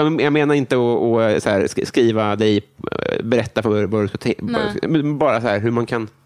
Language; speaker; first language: Swedish; native; Swedish